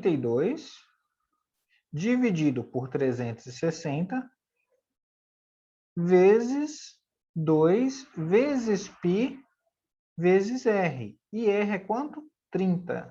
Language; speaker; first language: Portuguese; native; Portuguese